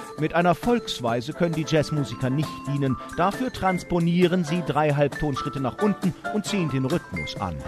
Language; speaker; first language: German; native; German